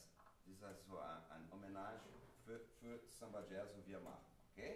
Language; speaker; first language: German; non-native, learner; Portuguese